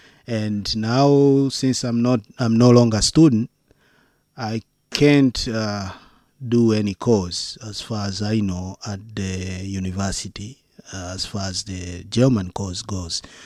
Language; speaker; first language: English; non-native, local second language; Swahili